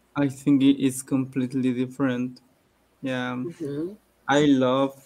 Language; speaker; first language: English; non-native, learner; Spanish